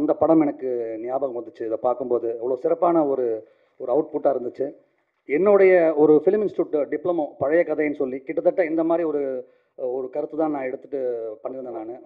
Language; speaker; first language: Tamil; native; Tamil